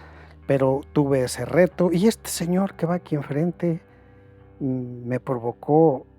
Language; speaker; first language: Spanish; native; Spanish